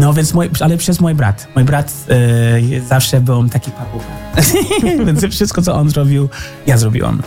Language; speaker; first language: Polish; early bilingual, heritage; English